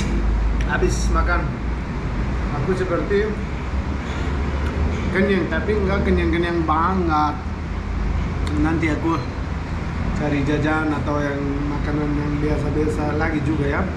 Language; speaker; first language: Indonesian; non-native, learner; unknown